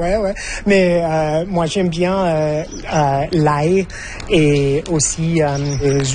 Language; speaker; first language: French; non-native, fluent; English